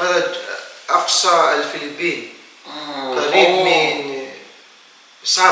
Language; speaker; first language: Arabic; non-native, fluent; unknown